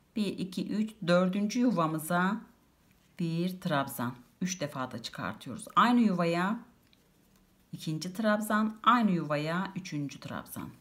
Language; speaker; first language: Turkish; native; Turkish